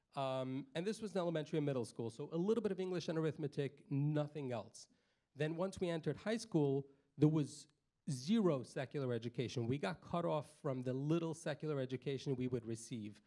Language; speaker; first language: English; native; English